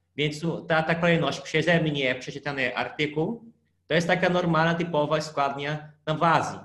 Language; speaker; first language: Polish; non-native, fluent; Portuguese